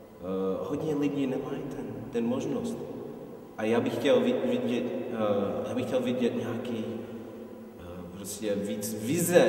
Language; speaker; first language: Czech; non-native, fluent; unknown